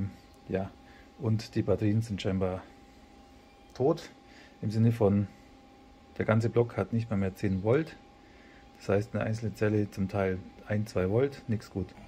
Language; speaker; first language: German; native; German